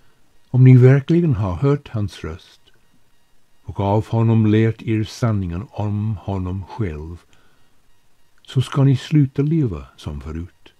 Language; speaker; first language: Swedish; non-native, fluent; English